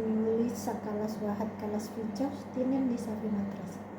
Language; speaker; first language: Arabic; non-native, learner; Indonesian